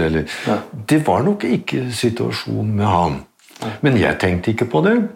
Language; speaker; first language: Norwegian; non-native, fluent; Dutch